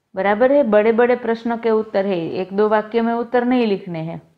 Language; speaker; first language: Hindi; non-native, local second language; Gujarati